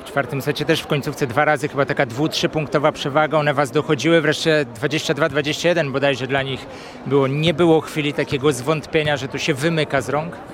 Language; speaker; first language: Polish; native; Polish